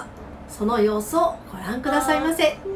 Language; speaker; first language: Japanese; native; Japanese